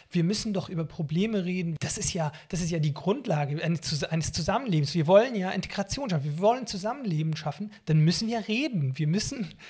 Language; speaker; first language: German; non-native, fluent; Arabic